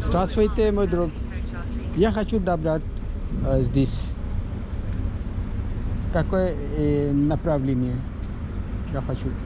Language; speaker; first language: Russian; non-native, learner; Urdu